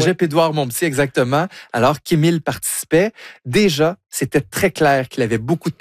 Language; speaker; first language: French; native; French